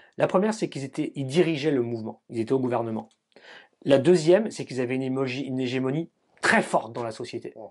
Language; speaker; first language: French; native; French